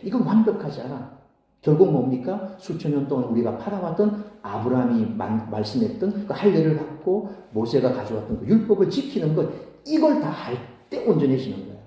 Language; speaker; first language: Korean; native; Korean